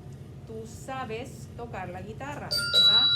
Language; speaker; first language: Spanish; non-native, fluent; English